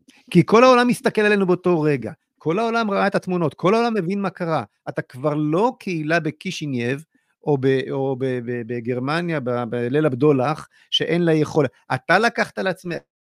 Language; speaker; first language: Hebrew; native; Hebrew